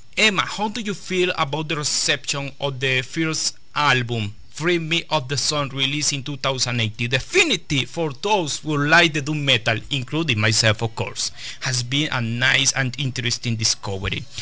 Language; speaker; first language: English; non-native, learner; Spanish